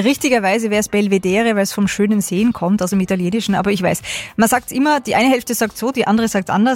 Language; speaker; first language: German; native; German